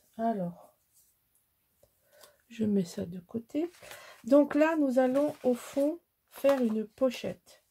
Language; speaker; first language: French; native; French